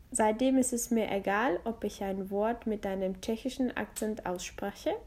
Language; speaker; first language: German; non-native, fluent; Czech